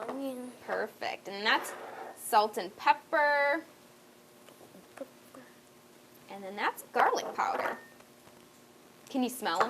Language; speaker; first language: English; native; English